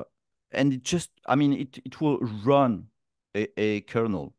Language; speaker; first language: English; non-native, fluent; French